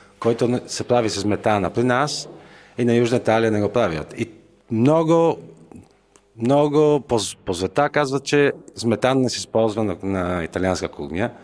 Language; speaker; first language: Bulgarian; non-native, fluent; Italian